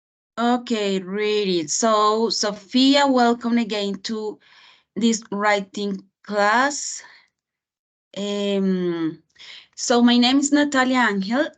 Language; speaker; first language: English; non-native, fluent; Spanish